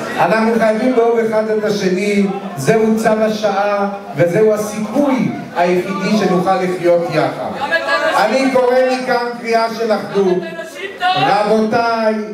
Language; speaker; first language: Hebrew; native; Hebrew